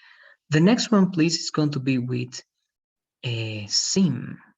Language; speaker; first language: English; non-native, fluent; Spanish